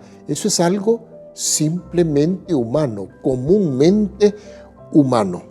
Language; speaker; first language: Spanish; native; Spanish